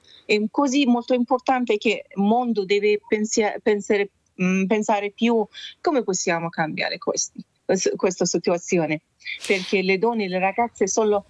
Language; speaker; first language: Italian; non-native, learner; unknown